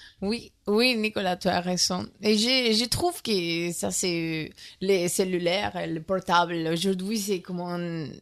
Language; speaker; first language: French; non-native, learner; Spanish